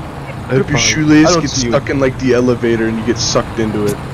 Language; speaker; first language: English; native; English